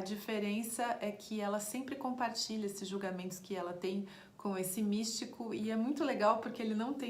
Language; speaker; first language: Portuguese; native; Portuguese